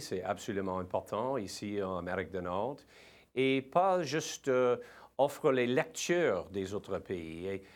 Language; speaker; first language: French; non-native, learner; English